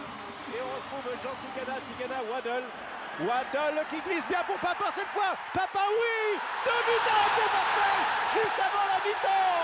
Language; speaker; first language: French; native; French